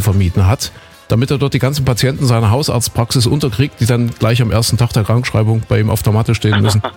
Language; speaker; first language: German; native; German